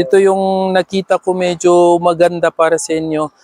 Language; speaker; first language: Filipino; non-native, learner; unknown